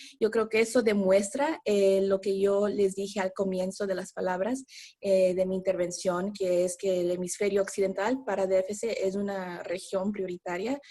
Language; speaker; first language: Spanish; early bilingual, heritage; Spanish